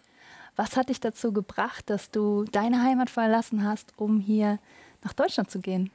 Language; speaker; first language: German; native; German